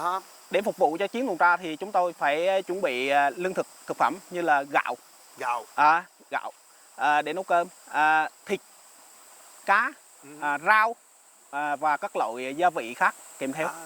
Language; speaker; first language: Vietnamese; native; Vietnamese